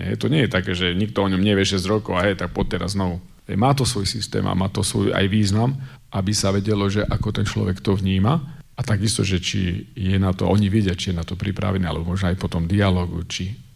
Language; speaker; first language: Slovak; native; Slovak